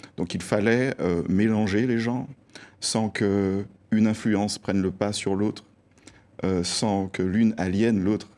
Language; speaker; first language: French; native; French